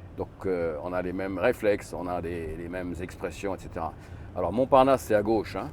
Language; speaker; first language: French; non-native, fluent; Arabic